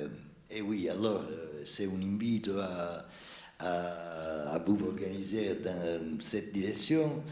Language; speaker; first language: French; non-native, fluent; Italian